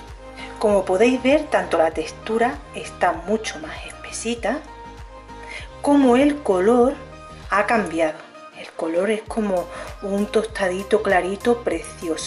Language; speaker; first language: Spanish; native; Spanish